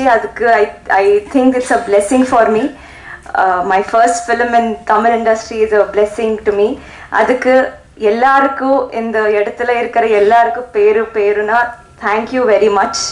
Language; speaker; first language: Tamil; non-native, learner; Telugu